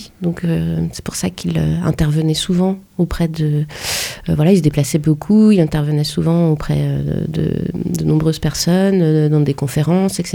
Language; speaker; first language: French; native; French